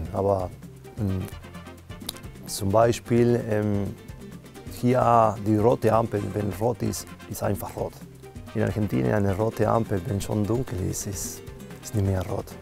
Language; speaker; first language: German; non-native, fluent; Spanish